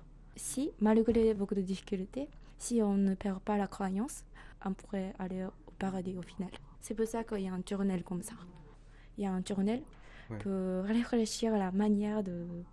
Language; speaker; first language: French; non-native, fluent; Japanese